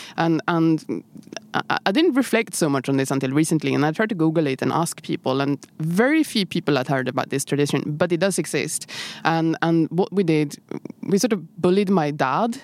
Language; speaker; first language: English; non-native, fluent; Swedish